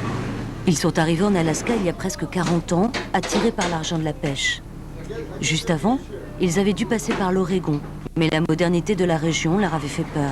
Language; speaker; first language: French; native; French